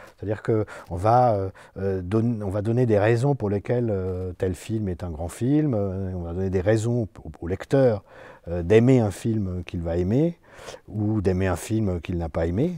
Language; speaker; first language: French; native; French